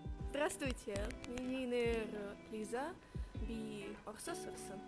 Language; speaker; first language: Mongolian; non-native, learner; Russian